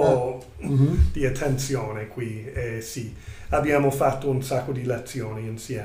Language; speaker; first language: Italian; non-native, learner; English